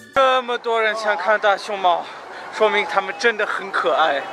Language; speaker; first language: Chinese; non-native, fluent; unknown